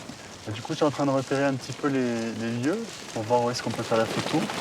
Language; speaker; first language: French; native; French